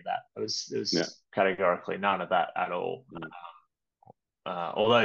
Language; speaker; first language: English; native; English